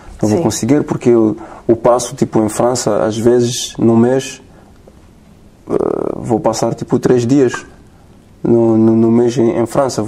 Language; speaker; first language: Portuguese; non-native, learner; French